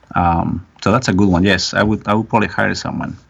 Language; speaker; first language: English; non-native, fluent; Spanish